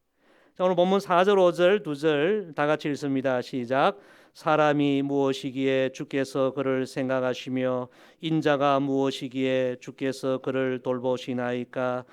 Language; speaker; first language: Korean; native; Korean